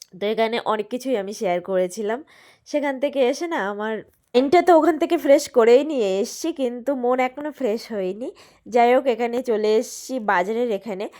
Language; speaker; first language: Bangla; native; Bangla